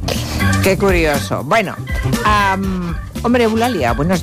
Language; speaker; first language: Spanish; native; Spanish